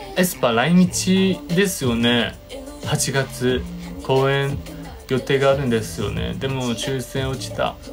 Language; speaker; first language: Japanese; non-native, fluent; Chinese